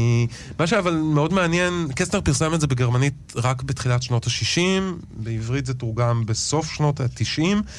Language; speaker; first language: Hebrew; native; Hebrew